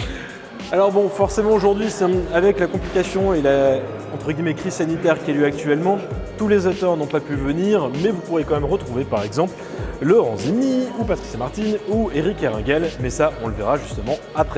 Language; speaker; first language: French; native; French